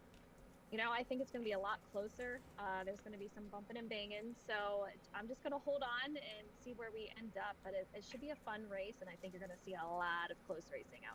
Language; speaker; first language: English; native; English